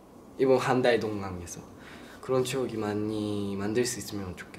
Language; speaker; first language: Korean; non-native, learner; Japanese